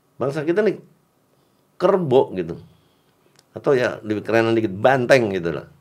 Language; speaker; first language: Indonesian; native; Indonesian